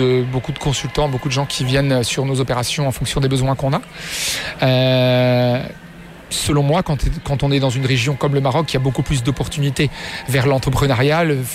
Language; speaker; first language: French; native; French